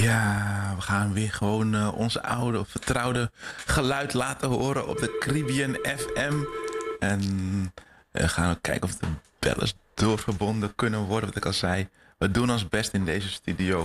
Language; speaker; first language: Dutch; native; Dutch